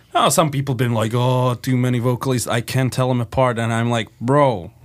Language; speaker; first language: English; non-native, fluent; Slovak